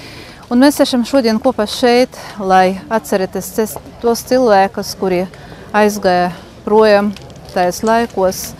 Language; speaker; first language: Latvian; non-native, local second language; Russian